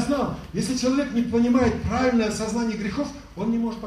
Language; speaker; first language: Russian; native; Russian